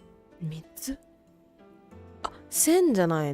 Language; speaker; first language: Japanese; non-native, learner; Vietnamese